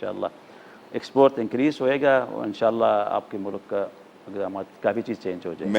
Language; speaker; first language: Urdu; non-native, fluent; Arabic